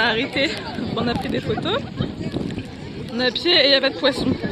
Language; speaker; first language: French; native; French